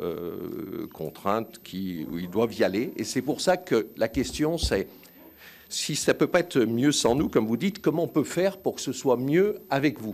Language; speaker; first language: French; native; French